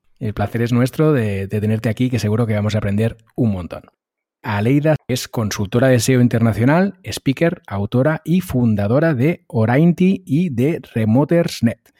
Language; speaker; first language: Spanish; non-native, local second language; Catalan